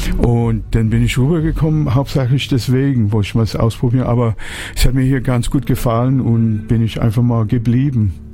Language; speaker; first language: German; non-native, fluent; English